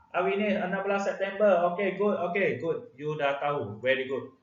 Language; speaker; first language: English; non-native, local second language; Chinese